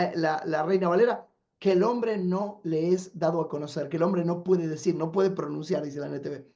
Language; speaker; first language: Spanish; native; Spanish